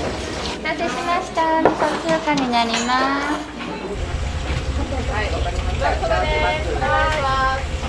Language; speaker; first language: Japanese; native; Japanese